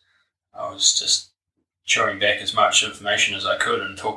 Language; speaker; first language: English; native; English